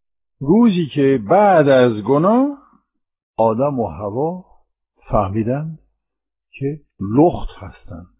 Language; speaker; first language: Persian; non-native, fluent; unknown